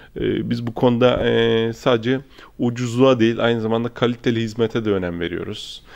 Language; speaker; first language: Turkish; early bilingual, heritage; Turkish